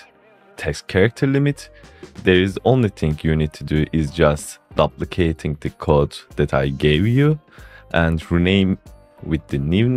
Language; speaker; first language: English; non-native, fluent; Turkish